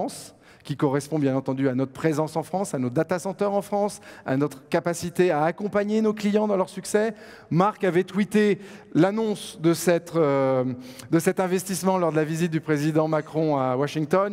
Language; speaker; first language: French; native; French